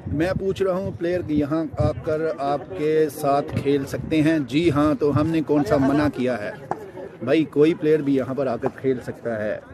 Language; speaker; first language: Urdu; non-native, local second language; Punjabi